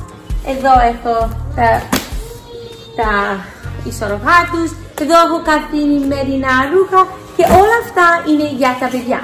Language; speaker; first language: Greek; early bilingual, heritage; English